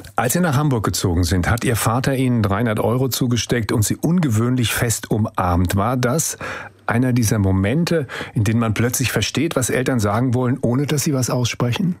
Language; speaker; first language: German; native; German